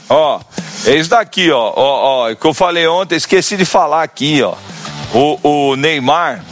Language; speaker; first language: Portuguese; native; Portuguese